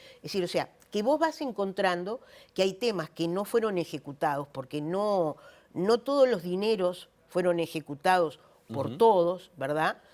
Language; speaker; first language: Spanish; native; Spanish